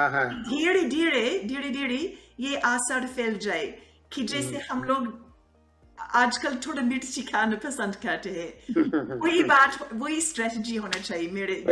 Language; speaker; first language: Hindi; non-native, fluent; Italian